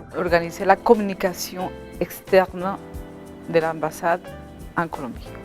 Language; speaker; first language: French; non-native, fluent; Spanish